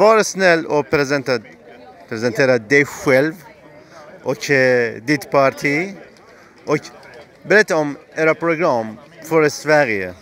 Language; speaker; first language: Swedish; non-native, learner; Persian